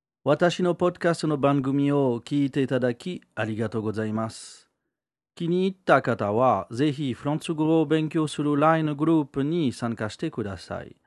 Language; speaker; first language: Japanese; non-native, learner; French